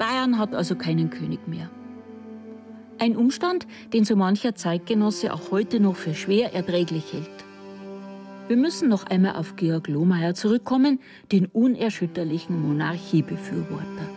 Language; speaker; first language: German; native; German